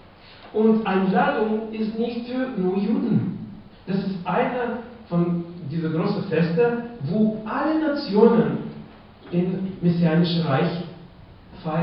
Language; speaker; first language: German; non-native, fluent; Russian